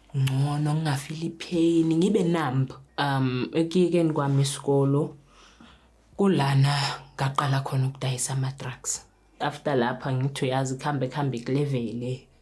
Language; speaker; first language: Zulu; non-native, local second language; Southern Sotho